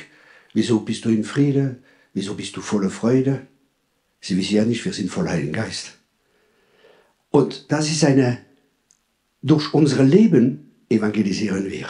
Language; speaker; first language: German; non-native, fluent; French